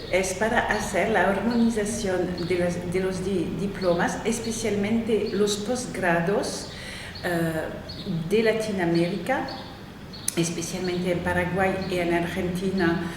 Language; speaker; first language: Spanish; non-native, fluent; French